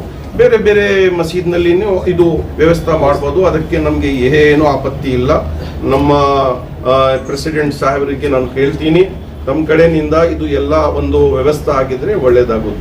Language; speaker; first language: Kannada; non-native, local second language; Urdu